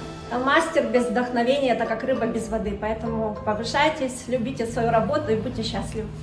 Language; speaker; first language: Russian; native; Russian